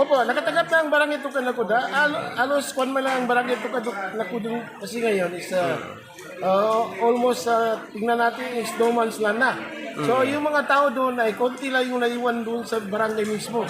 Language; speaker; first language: Filipino; non-native, local second language; Maguindanaon